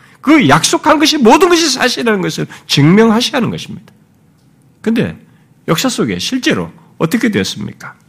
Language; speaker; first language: Korean; native; Korean